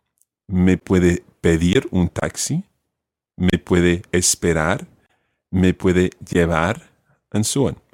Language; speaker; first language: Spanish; non-native, fluent; English